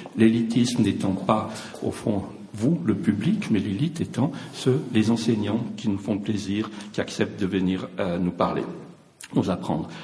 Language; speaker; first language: French; native; French